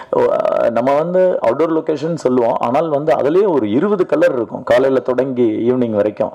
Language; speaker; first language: Tamil; native; Tamil